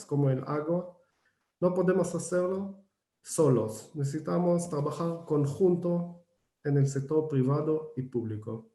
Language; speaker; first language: Spanish; non-native, fluent; Hebrew